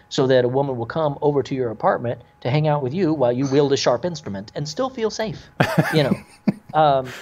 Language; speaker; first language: English; native; English